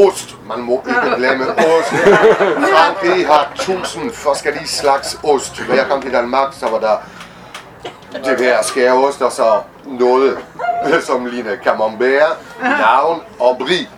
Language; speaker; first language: Danish; non-native, fluent; French